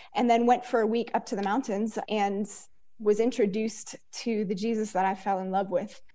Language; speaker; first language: English; native; English